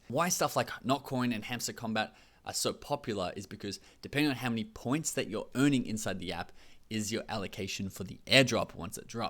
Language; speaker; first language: English; native; English